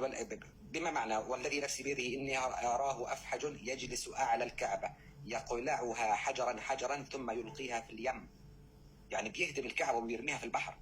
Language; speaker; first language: Arabic; native; Arabic